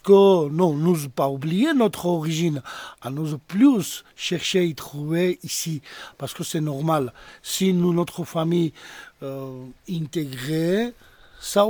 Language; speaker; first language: French; non-native, learner; Georgian